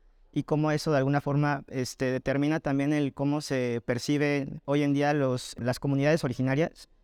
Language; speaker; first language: Spanish; native; Spanish